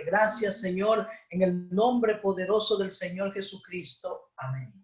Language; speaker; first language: Spanish; native; Spanish